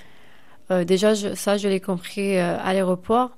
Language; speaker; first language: French; non-native, fluent; Persian